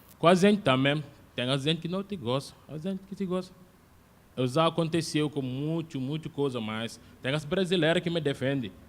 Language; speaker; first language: Portuguese; non-native, learner; Wolof